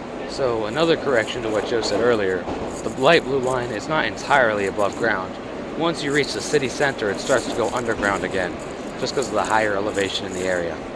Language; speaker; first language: English; native; English